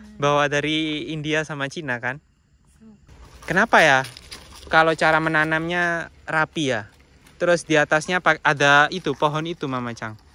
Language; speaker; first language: Indonesian; native; Indonesian